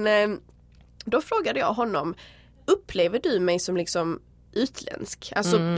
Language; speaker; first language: Swedish; early bilingual, other home language; Serbian